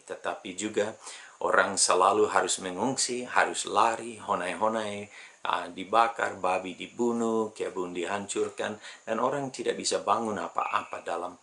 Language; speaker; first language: Indonesian; non-native, fluent; English